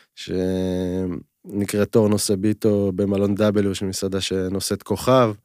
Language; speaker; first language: Hebrew; native; Hebrew